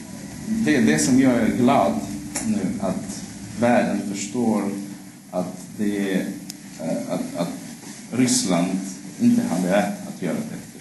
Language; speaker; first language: Swedish; non-native, fluent; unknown